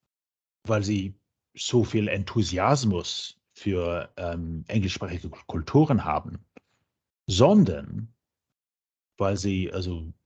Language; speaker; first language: German; non-native, fluent; English